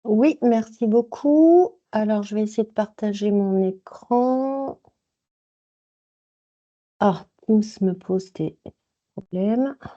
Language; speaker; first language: French; native; French